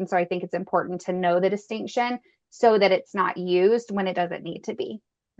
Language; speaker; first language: English; native; English